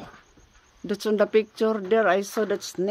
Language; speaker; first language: English; non-native, learner; Filipino